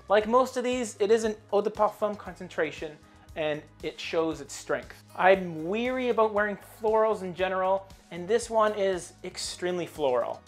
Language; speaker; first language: English; native; English